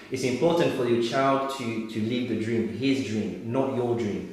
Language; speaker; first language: English; non-native, fluent; Lingala